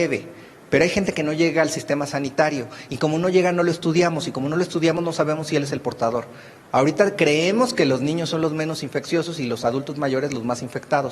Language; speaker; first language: Spanish; native; Spanish